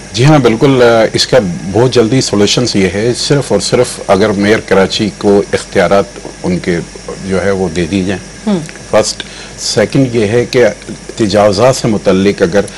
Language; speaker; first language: Urdu; native; Urdu